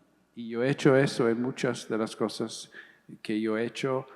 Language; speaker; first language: Spanish; early bilingual, heritage; English